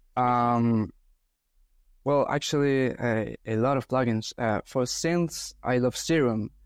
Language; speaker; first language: English; non-native, fluent; Spanish